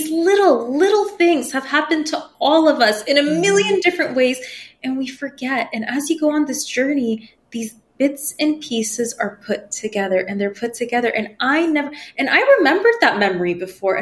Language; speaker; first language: English; early bilingual, other home language; Persian